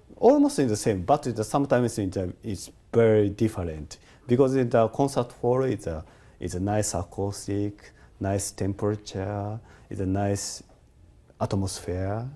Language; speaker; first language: English; non-native, learner; Japanese